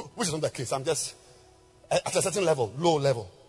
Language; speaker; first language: English; non-native, local second language; Akan